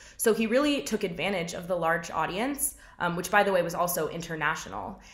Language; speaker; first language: English; native; English